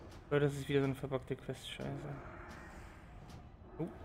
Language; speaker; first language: German; native; German